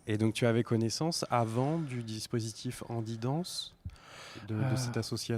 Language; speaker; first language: French; native; French